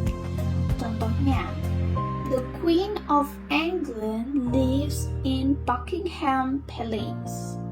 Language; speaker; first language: English; non-native, fluent; Indonesian